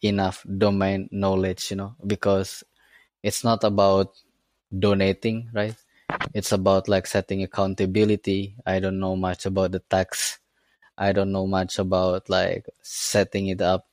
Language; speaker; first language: English; non-native, fluent; Indonesian